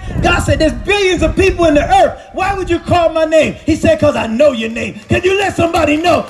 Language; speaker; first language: English; native; English